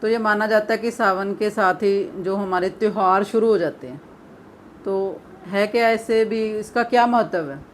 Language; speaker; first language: Hindi; non-native, local second language; Punjabi